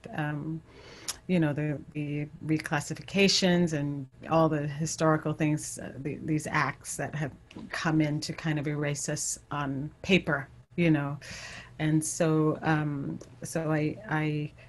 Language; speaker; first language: English; native; English